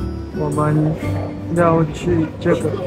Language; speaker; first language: Chinese; non-native, fluent; Thai